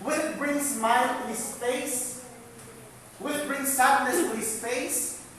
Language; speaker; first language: English; non-native, local second language; Filipino